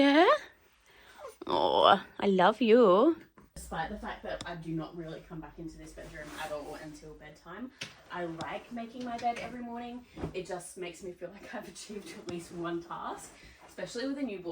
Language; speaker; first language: English; native; English